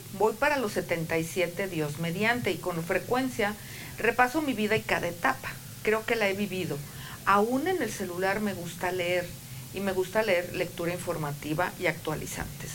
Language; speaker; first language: Spanish; native; Spanish